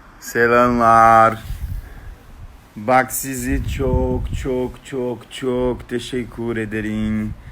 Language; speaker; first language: Turkish; non-native, learner; Portuguese